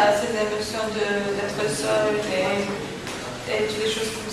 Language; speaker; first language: French; non-native, learner; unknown